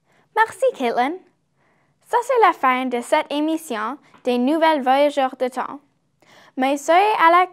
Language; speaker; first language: French; non-native, learner; English